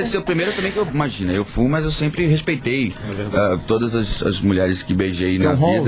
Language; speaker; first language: Portuguese; native; Portuguese